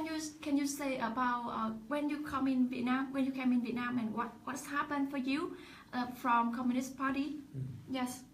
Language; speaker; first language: English; non-native, learner; Vietnamese